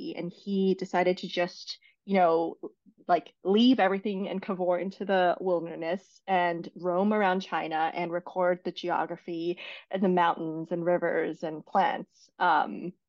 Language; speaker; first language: English; non-native, fluent; Chinese